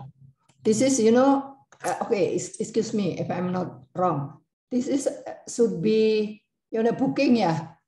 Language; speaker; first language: English; non-native, learner; Indonesian